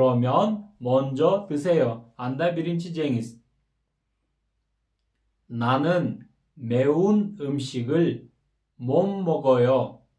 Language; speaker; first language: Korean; non-native, fluent; Kyrgyz